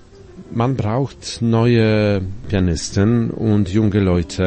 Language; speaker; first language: German; non-native, fluent; Polish